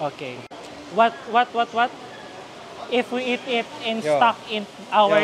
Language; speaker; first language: English; non-native, learner; Filipino